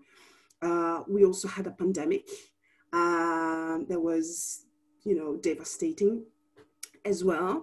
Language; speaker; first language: English; non-native, fluent; Italian